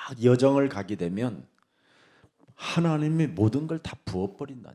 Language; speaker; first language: Korean; native; Korean